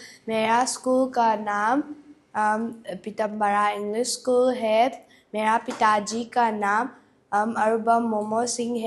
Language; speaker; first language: Hindi; non-native, local second language; Manipuri